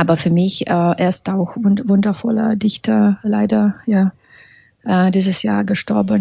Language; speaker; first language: German; non-native, fluent; Russian